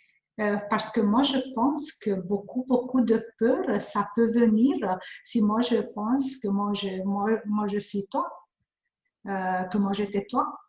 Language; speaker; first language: French; non-native, learner; Hungarian